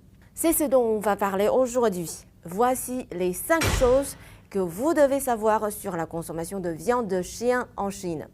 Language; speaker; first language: French; non-native, fluent; Chinese